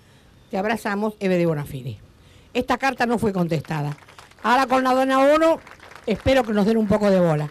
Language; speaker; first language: Spanish; native; Spanish